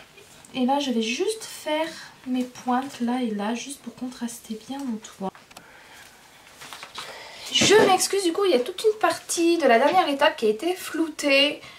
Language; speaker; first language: French; native; French